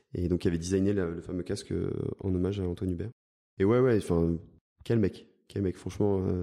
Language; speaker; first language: French; native; French